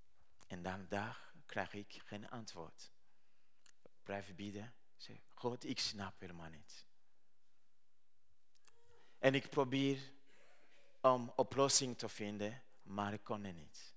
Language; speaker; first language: Dutch; non-native, learner; Rundi